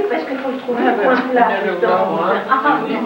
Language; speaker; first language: French; early bilingual, other home language; Spanish